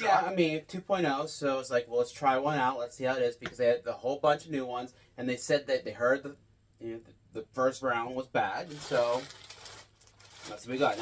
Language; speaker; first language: English; native; English